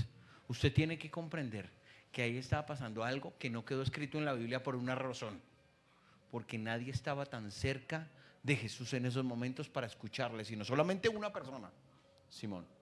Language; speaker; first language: Spanish; native; Spanish